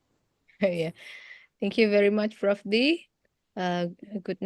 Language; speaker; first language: English; non-native, fluent; Indonesian